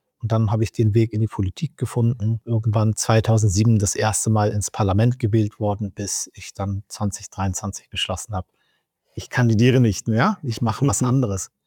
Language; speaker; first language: German; early bilingual, other home language; Turkish